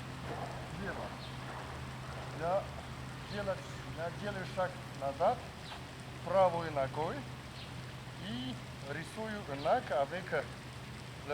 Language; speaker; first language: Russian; non-native, learner; Chinese